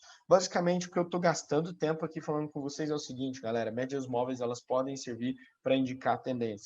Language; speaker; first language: Portuguese; native; Portuguese